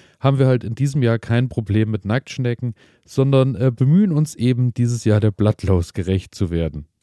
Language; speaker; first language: German; native; German